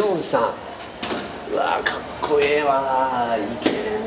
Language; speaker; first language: Japanese; native; Japanese